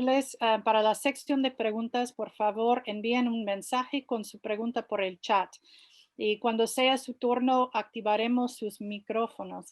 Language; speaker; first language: Spanish; non-native, fluent; English